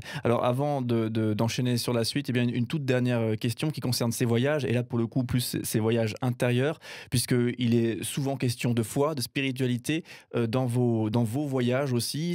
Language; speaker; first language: French; native; French